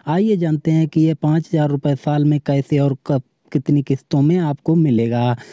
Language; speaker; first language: Hindi; native; Hindi